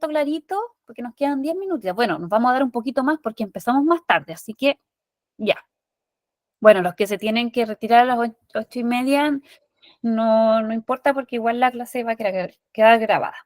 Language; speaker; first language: Spanish; native; Spanish